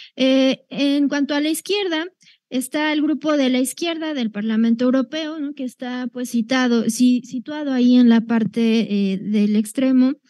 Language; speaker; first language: Spanish; native; Spanish